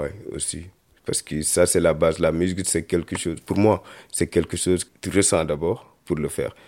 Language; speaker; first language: French; non-native, local second language; Wolof